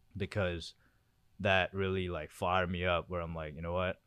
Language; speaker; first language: English; early bilingual, other home language; Korean